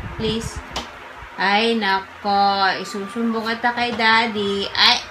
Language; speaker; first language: Filipino; native; Filipino